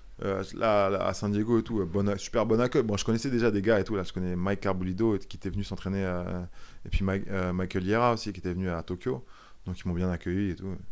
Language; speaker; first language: French; native; French